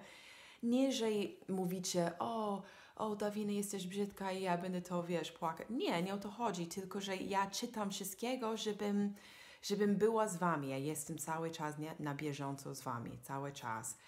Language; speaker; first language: Polish; non-native, fluent; English